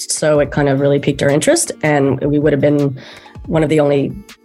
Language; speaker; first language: English; native; English